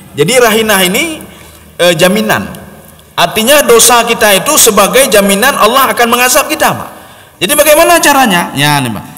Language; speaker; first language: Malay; non-native, local second language; Achinese